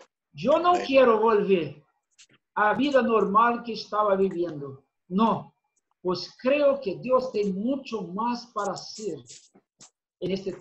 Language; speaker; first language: Spanish; non-native, fluent; Portuguese